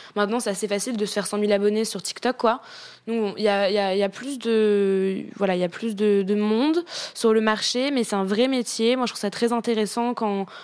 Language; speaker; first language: French; native; French